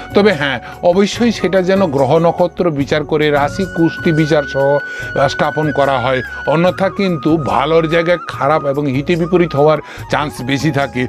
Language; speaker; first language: Bangla; non-native, local second language; Kok Borok